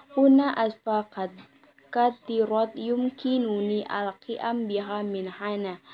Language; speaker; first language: Arabic; non-native, learner; Indonesian